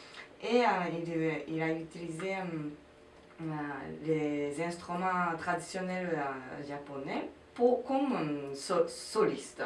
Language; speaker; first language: French; non-native, fluent; Japanese